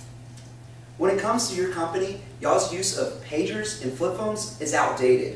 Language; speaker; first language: English; native; English